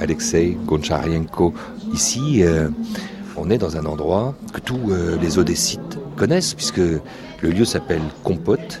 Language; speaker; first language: French; native; French